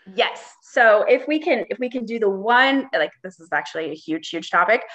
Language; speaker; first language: English; native; English